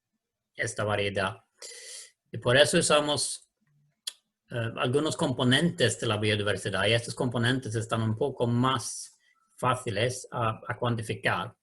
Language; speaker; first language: Spanish; non-native, learner; Swedish